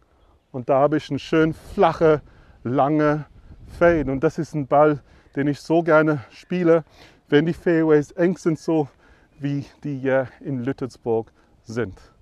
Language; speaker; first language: German; non-native, fluent; English